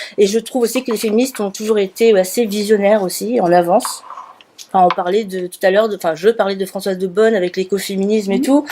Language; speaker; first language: French; native; French